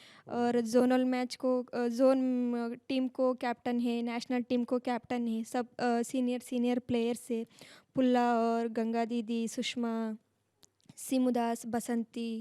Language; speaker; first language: Hindi; non-native, local second language; Kannada